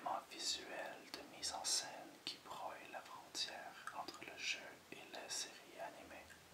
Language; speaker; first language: French; native; French